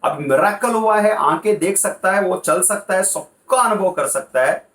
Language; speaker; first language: Hindi; non-native, local second language; Kannada